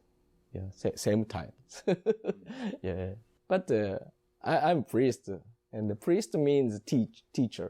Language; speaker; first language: English; non-native, learner; Japanese